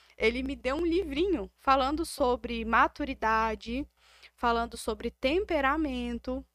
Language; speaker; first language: Portuguese; native; Portuguese